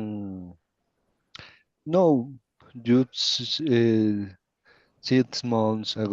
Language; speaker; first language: English; non-native, learner; Spanish